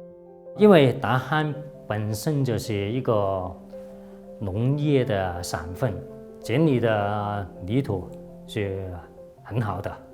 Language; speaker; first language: Chinese; non-native, local second language; Cantonese